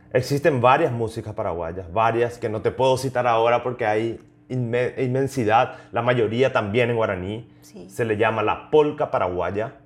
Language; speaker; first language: Spanish; native; Spanish